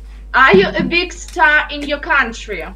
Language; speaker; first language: English; non-native, learner; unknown